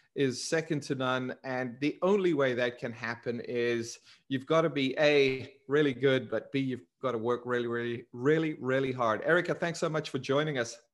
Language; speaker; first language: English; native; English